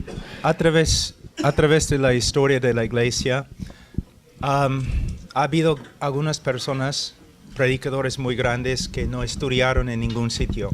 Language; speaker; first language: Spanish; non-native, fluent; English